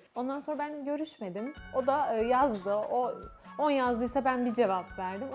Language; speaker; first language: Turkish; native; Turkish